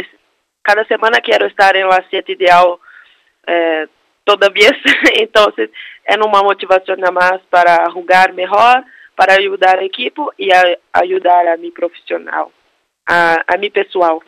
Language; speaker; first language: Spanish; non-native, learner; Portuguese